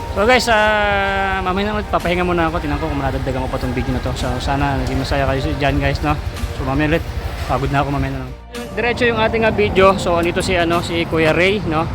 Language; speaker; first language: Filipino; native; Filipino